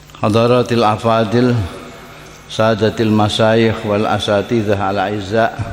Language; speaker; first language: Indonesian; non-native, local second language; Javanese